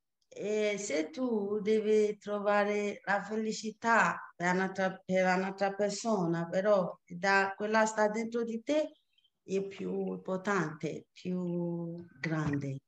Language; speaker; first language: Italian; non-native, learner; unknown